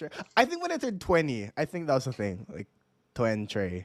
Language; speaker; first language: English; non-native, local second language; Filipino